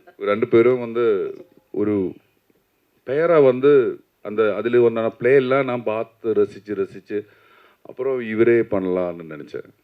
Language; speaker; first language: Tamil; non-native, learner; Malayalam